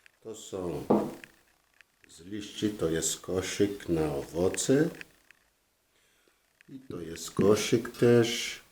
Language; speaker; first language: Polish; non-native, learner; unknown